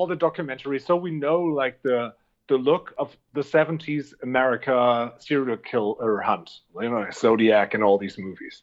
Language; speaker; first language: English; non-native, fluent; German